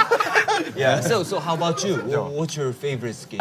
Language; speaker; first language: English; non-native, learner; Korean